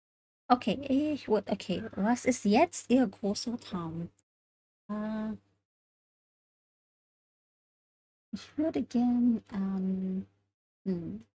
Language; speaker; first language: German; non-native, learner; English